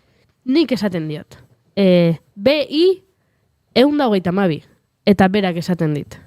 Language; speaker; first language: Basque; native; Basque